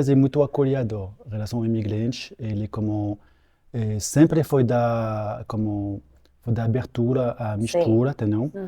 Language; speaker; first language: Portuguese; non-native, fluent; French